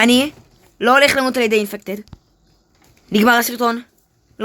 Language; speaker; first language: Hebrew; native; Hebrew